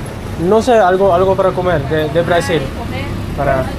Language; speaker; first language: Spanish; non-native, learner; English